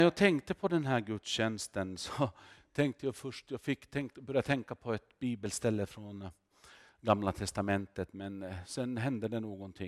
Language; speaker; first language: Swedish; non-native, fluent; Finnish